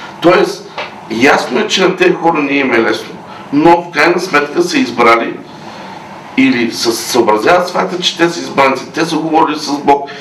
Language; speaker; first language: Bulgarian; native; Bulgarian